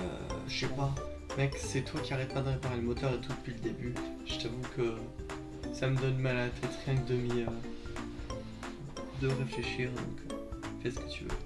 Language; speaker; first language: French; native; French